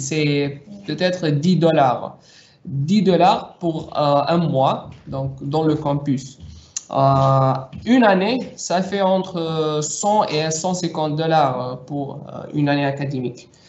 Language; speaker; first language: French; non-native, local second language; Arabic